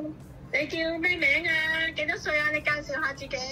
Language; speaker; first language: Cantonese; native; Cantonese